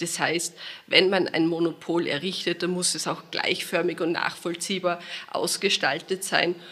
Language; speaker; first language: German; native; German